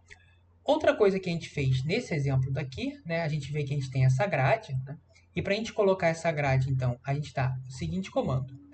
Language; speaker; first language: Portuguese; native; Portuguese